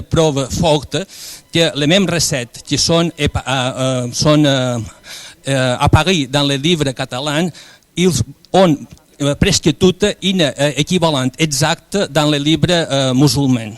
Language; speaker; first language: French; non-native, fluent; Spanish